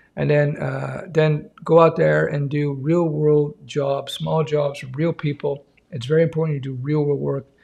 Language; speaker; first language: English; native; English